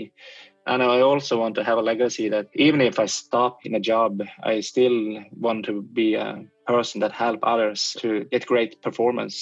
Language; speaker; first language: English; non-native, fluent; Swedish